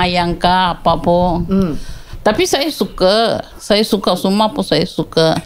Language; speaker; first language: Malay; non-native, local second language; Tamil